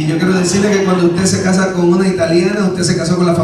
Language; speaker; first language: Spanish; native; Spanish